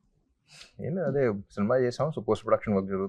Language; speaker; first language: Telugu; native; Telugu